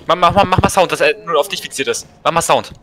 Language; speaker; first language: German; native; German